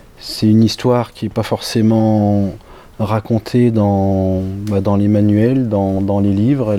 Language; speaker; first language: French; native; French